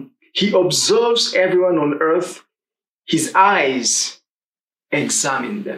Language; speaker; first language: English; non-native, local second language; Swahili